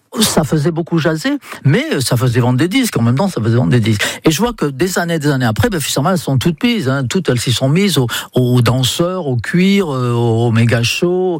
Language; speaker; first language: French; non-native, fluent; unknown